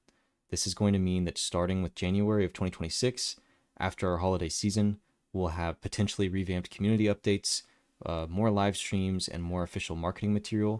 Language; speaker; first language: English; native; English